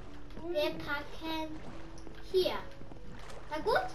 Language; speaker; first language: German; non-native, learner; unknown